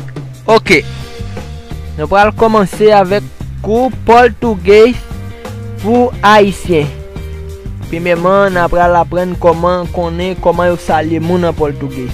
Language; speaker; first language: Portuguese; non-native, learner; Haitian Creole